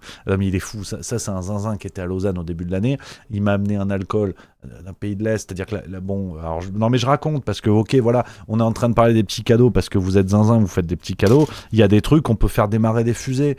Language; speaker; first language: French; native; French